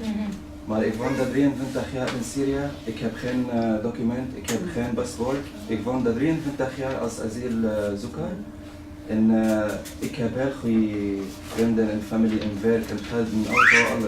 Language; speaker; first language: Dutch; non-native, learner; Arabic